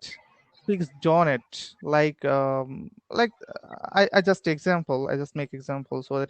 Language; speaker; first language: English; non-native, learner; Bangla